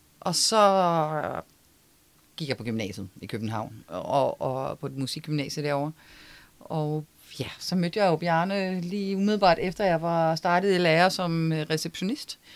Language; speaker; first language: Danish; native; Danish